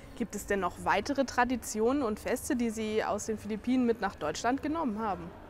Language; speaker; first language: German; native; German